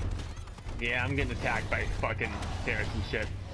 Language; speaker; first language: English; native; English